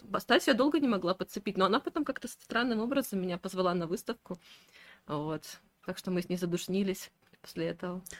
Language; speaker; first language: Russian; native; Russian